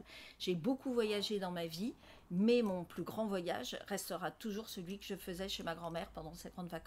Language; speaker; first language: French; native; French